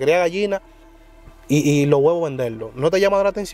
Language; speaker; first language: Spanish; native; Spanish